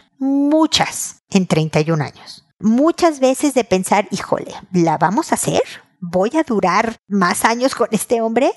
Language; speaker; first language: Spanish; native; Spanish